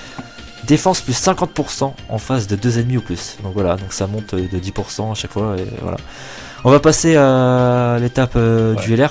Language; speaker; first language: French; native; French